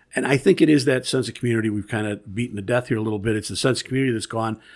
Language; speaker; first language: English; native; English